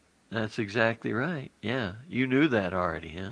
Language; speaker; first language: English; native; English